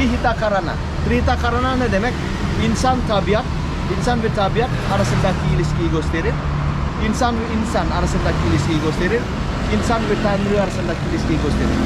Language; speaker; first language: Turkish; non-native, learner; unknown